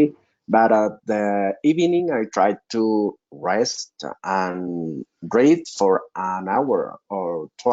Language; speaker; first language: English; non-native, local second language; Spanish